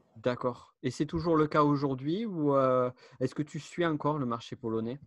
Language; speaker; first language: French; native; French